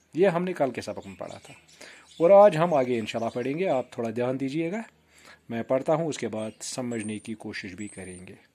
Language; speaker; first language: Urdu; non-native, local second language; Kashmiri